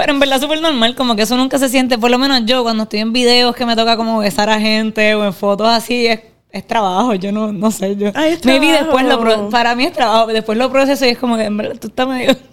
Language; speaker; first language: Spanish; native; Spanish